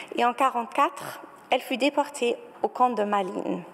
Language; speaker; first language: French; non-native, fluent; German